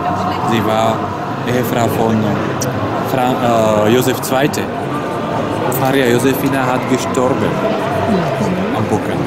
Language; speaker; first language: German; non-native, learner; Slovak